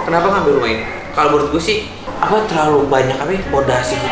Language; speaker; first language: Indonesian; native; Indonesian